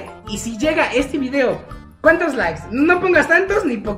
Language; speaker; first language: Spanish; native; Spanish